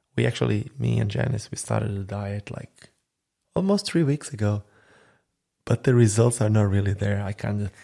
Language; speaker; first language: English; non-native, fluent; Croatian